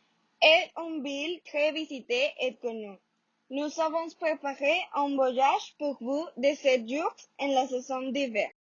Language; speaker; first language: French; non-native, learner; Spanish